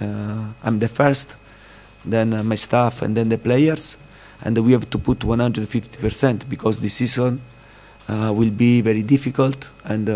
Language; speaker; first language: English; non-native, fluent; Italian